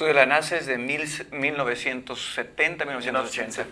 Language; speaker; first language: Spanish; native; Spanish